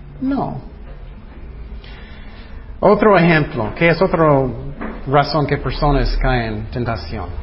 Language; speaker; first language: Spanish; non-native, fluent; English